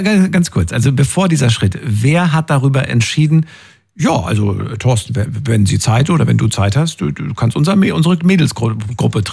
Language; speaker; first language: German; native; German